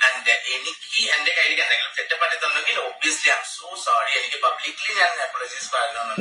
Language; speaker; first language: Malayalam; non-native, fluent; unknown